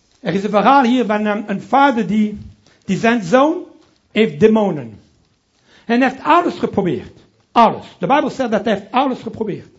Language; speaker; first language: Dutch; non-native, local second language; French